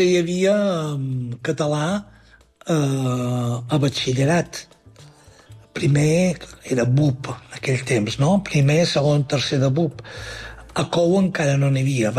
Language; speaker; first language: Catalan; native; Catalan